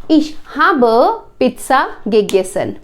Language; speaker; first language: German; non-native, fluent; Hindi